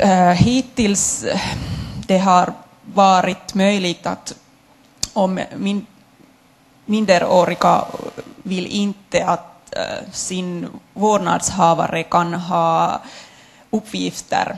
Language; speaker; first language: Swedish; non-native, local second language; Finnish